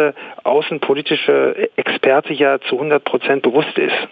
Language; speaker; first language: German; native; German